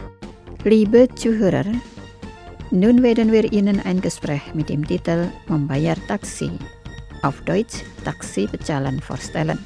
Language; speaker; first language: German; non-native, learner; Indonesian